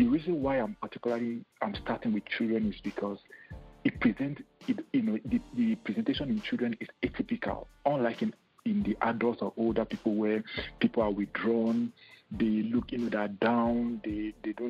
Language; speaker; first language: English; non-native, local second language; Igbo